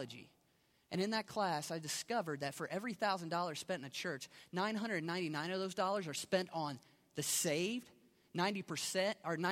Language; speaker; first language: English; native; English